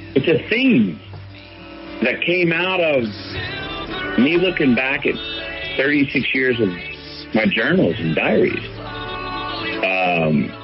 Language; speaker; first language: English; native; English